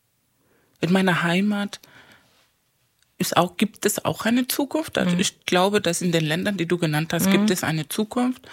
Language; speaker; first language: German; non-native, fluent; Spanish